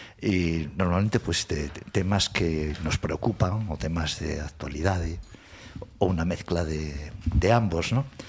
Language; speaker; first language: Galician; non-native, local second language; Spanish